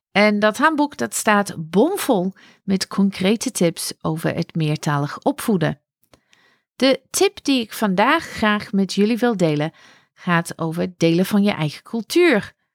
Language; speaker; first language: Dutch; non-native, fluent; English